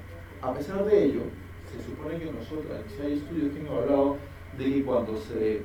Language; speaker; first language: Spanish; native; Spanish